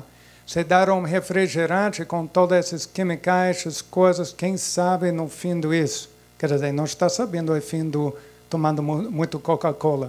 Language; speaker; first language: Portuguese; non-native, fluent; English